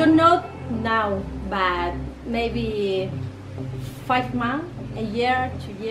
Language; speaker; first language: English; non-native, learner; Spanish